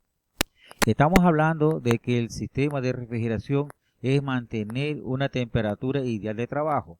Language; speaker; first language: Spanish; native; Spanish